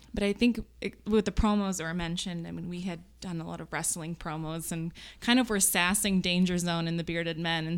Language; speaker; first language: English; native; English